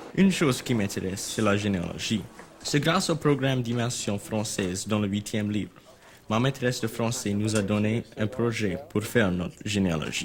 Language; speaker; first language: French; non-native, local second language; English